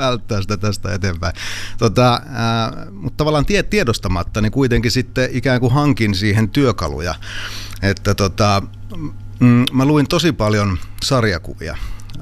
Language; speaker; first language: Finnish; native; Finnish